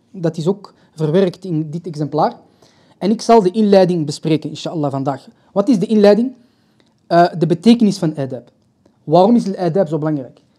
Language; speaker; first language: Dutch; early bilingual, other home language; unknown